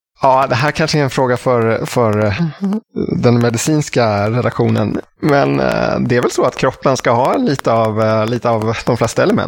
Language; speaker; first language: Swedish; native; Swedish